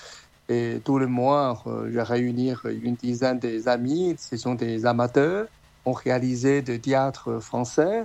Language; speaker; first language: French; non-native, learner; Chinese